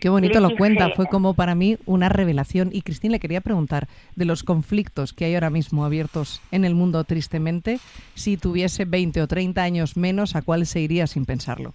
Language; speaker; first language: Spanish; native; Spanish